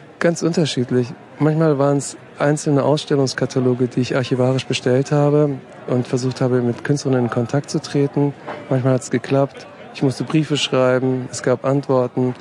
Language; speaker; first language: German; early bilingual, other home language; Turkish